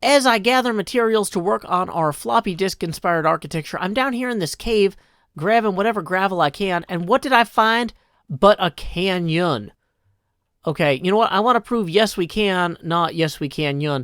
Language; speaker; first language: English; native; English